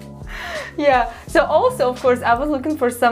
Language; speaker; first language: English; non-native, fluent; Russian